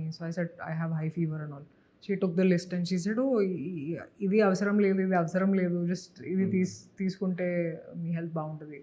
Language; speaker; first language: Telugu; non-native, fluent; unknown